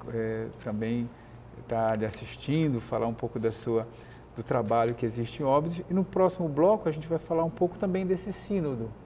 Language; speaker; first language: Portuguese; native; Portuguese